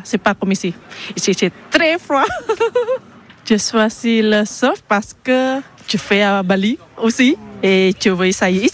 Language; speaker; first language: French; non-native, learner; Indonesian